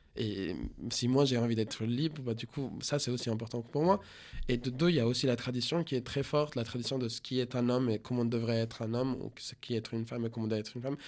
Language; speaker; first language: French; non-native, fluent; Spanish